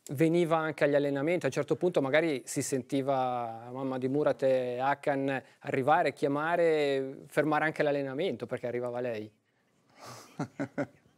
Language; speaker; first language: Italian; native; Italian